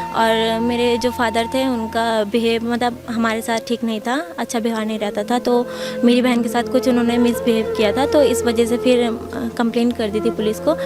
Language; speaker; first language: Hindi; non-native, local second language; Garhwali